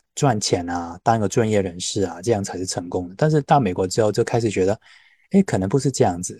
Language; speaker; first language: Chinese; non-native, local second language; Cantonese